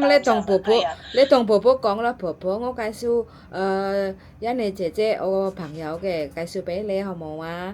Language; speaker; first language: Cantonese; non-native, fluent; Indonesian